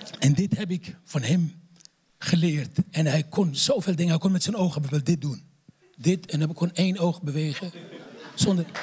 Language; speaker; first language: Dutch; non-native, fluent; Arabic